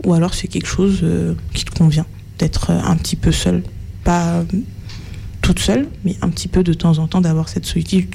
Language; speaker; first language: French; native; French